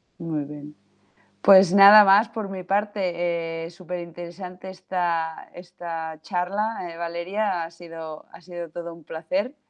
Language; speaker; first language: Spanish; non-native, local second language; Catalan